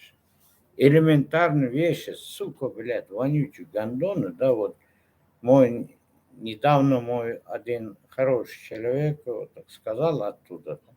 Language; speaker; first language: Russian; non-native, local second language; Turkmen